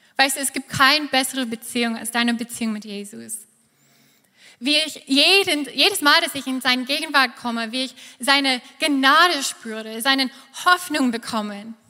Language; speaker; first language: German; non-native, fluent; English